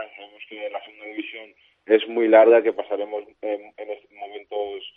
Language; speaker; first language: Spanish; native; Spanish